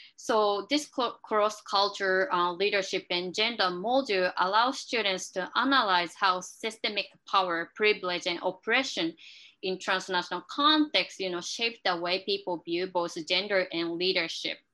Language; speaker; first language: English; non-native, fluent; Japanese